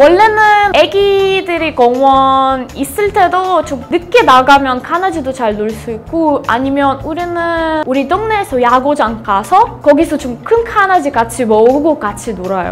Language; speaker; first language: Korean; non-native, fluent; Russian